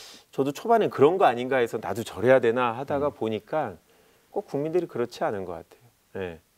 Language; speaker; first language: Korean; native; Korean